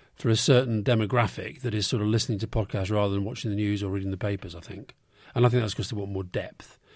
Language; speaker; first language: English; native; English